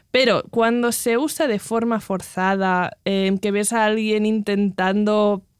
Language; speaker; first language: Spanish; non-native, local second language; Catalan